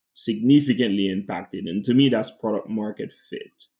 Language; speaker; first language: English; non-native, fluent; French